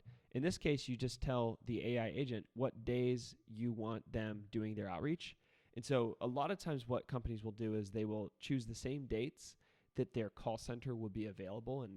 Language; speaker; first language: English; native; English